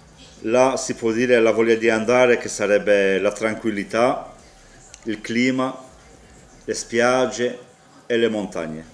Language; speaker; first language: Italian; early bilingual, heritage; Italian